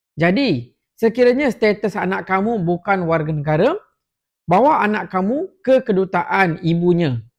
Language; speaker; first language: Malay; non-native, local second language; Tamil